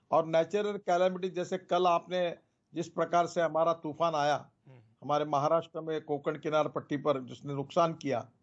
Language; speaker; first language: Hindi; non-native, local second language; Marathi